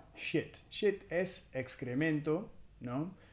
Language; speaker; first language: Spanish; non-native, fluent; English